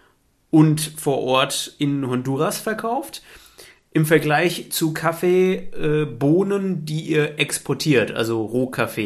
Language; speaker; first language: German; native; German